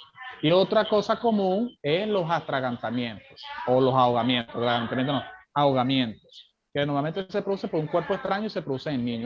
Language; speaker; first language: Spanish; native; Spanish